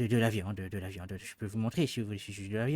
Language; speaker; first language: French; native; French